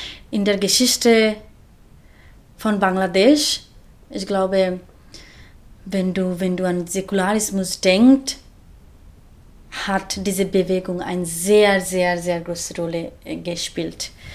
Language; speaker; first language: German; non-native, fluent; Bangla